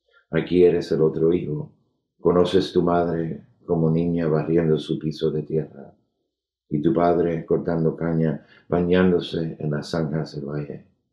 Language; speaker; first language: Spanish; early bilingual, heritage; Spanish